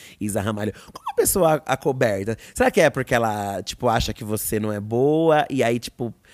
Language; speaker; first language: Portuguese; native; Portuguese